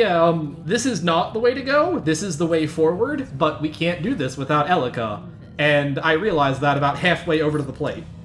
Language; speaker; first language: English; native; English